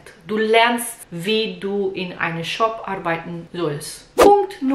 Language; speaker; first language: German; non-native, learner; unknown